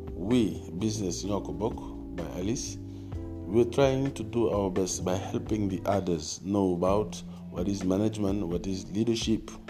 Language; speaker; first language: English; non-native, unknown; Wolof